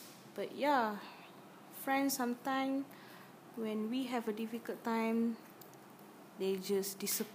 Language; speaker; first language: English; non-native, learner; Malay